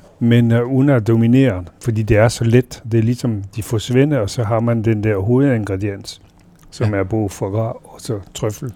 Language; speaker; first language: Danish; non-native, fluent; French